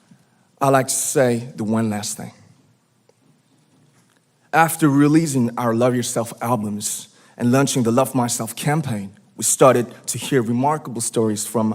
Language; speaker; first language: English; non-native, fluent; Korean